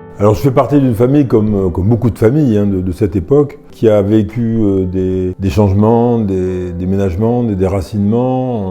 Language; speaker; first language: French; native; French